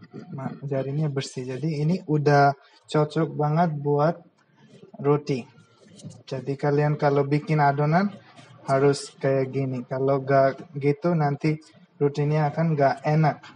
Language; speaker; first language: Indonesian; non-native, fluent; Bangla